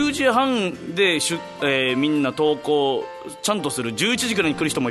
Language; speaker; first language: Japanese; native; Japanese